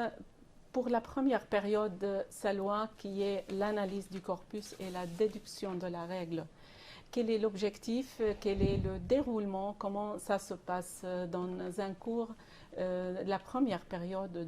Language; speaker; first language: French; non-native, fluent; Arabic